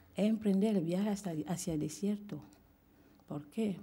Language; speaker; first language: Spanish; non-native, fluent; French